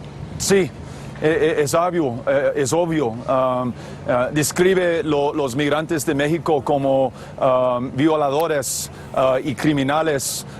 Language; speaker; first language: Spanish; non-native, fluent; English